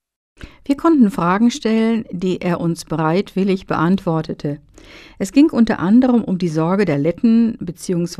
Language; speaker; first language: German; native; German